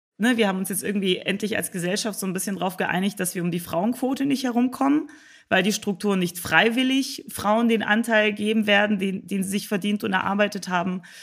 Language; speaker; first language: German; native; German